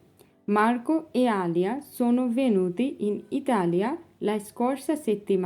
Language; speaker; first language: Italian; non-native, fluent; Bangla